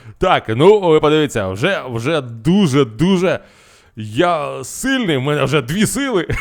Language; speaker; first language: Ukrainian; native; Ukrainian